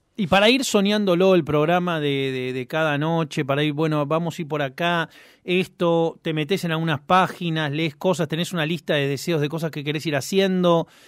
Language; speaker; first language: Spanish; native; Spanish